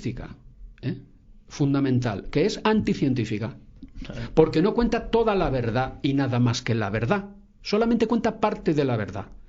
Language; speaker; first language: Spanish; native; Spanish